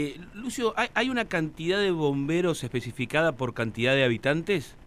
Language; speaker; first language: Spanish; native; Spanish